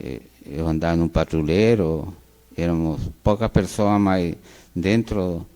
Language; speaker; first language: Portuguese; non-native, fluent; Spanish